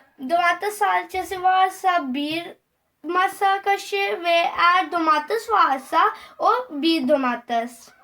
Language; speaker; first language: Turkish; non-native, learner; Hindi